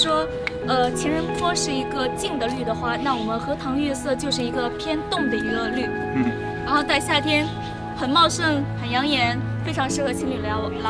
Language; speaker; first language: Chinese; native; Chinese